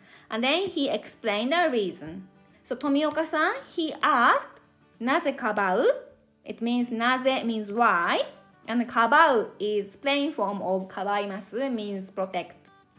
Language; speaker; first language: English; non-native, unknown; Japanese